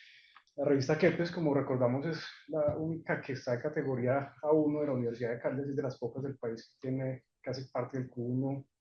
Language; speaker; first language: Spanish; native; Spanish